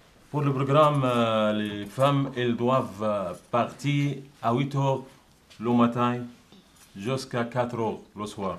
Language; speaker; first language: French; non-native, learner; Arabic